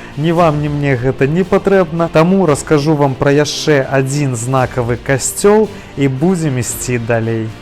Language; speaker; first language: Belarusian; non-native, local second language; Russian